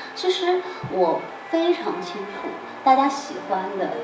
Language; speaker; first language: Chinese; native; Chinese